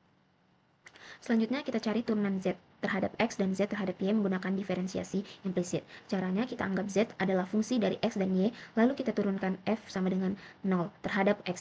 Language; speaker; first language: Indonesian; native; Indonesian